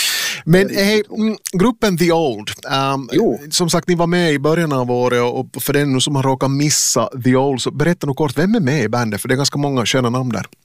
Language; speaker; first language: Swedish; native; Swedish